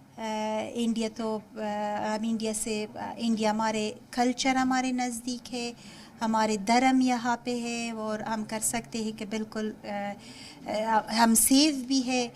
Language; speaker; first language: Hindi; non-native, fluent; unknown